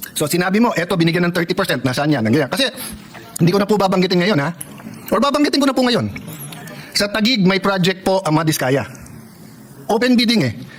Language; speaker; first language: Filipino; native; Filipino